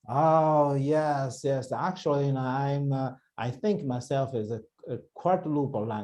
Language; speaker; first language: English; non-native, learner; Chinese